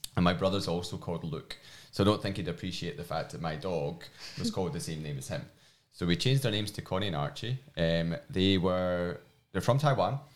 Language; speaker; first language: English; native; English